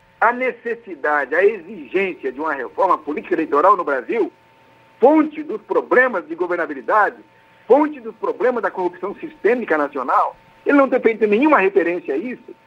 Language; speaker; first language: Portuguese; native; Portuguese